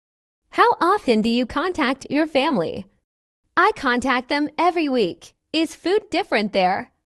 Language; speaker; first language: English; non-native, fluent; Burmese